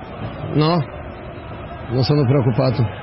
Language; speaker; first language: Italian; non-native, fluent; Portuguese